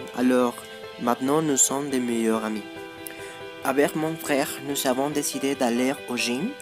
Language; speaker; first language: French; non-native, learner; Spanish